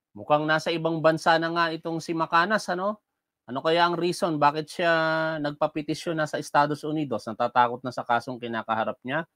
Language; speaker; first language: Filipino; native; Filipino